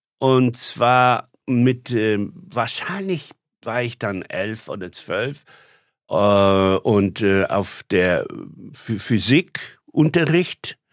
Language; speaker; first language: German; non-native, fluent; Polish